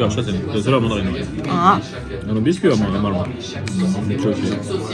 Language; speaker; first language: Japanese; non-native, learner; French